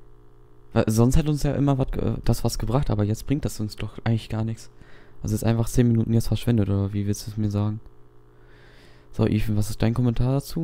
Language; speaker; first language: German; native; German